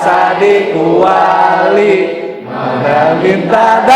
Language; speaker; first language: Indonesian; native; Indonesian